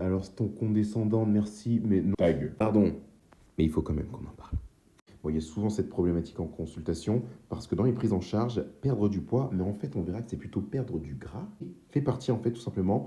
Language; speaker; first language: French; native; French